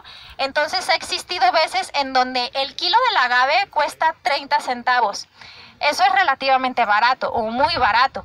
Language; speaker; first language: Spanish; native; Spanish